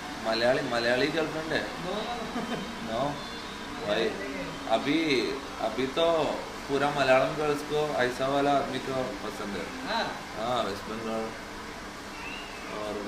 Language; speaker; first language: Hindi; non-native, local second language; Malayalam